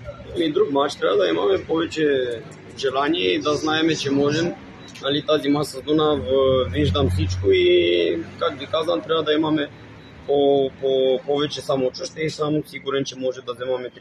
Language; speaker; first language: Bulgarian; non-native, fluent; Romanian